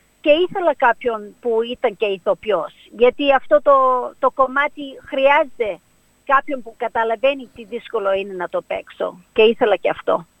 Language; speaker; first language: Greek; early bilingual, heritage; Greek